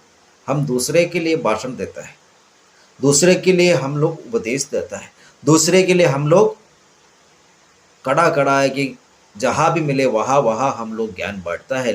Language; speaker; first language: Hindi; non-native, local second language; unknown